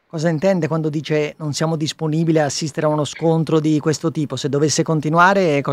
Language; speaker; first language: Italian; native; Italian